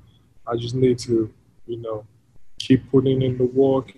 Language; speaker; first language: English; non-native, local second language; French